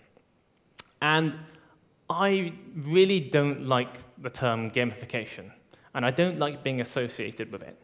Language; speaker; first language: English; native; English